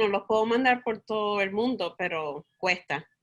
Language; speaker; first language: Spanish; early bilingual, heritage; Spanish